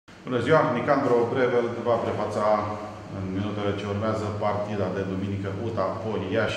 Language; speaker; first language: Romanian; native; Romanian